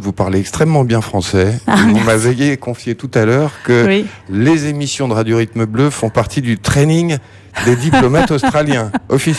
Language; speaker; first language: French; native; French